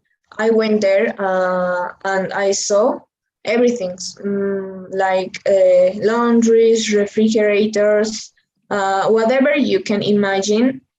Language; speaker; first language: English; non-native, learner; Spanish